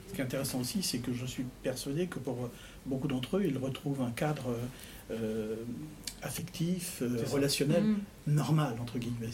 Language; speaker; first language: French; native; French